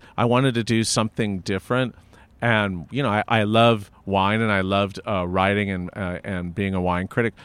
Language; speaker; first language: English; native; English